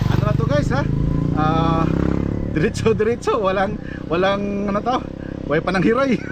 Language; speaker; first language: Filipino; non-native, local second language; Cebuano